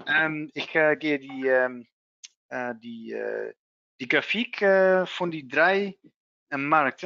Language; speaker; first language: German; non-native, learner; Dutch